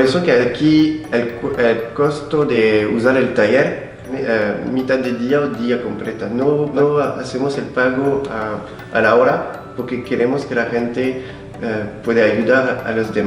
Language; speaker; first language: Spanish; non-native, fluent; French